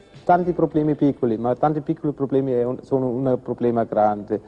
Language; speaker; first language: Italian; non-native, fluent; German